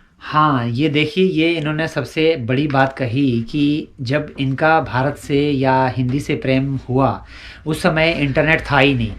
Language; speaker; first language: Hindi; native; Hindi